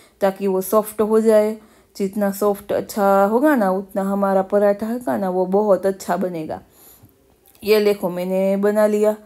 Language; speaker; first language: Hindi; non-native, local second language; Gujarati